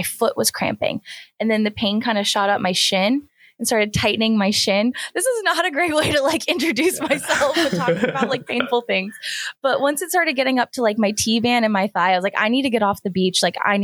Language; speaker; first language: English; native; English